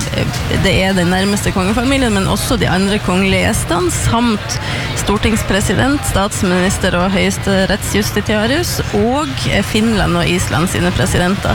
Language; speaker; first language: Norwegian; native; Norwegian